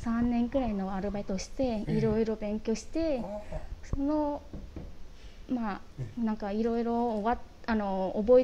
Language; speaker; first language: Japanese; non-native, learner; Vietnamese